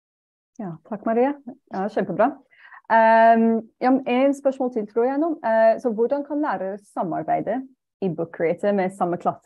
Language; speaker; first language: Norwegian; non-native, fluent; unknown